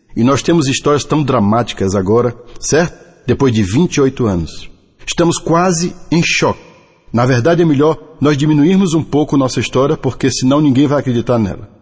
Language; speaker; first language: Portuguese; native; Portuguese